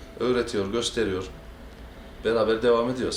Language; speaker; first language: Turkish; native; Turkish